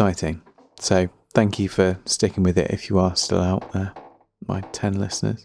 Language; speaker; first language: English; native; English